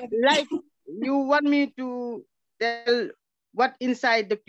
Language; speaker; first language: English; non-native, learner; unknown